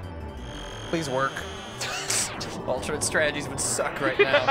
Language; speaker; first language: English; native; English